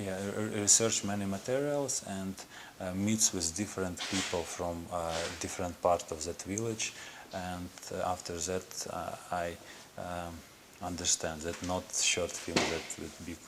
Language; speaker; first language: English; non-native, learner; Ukrainian